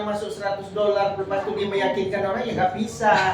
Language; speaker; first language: Indonesian; native; Indonesian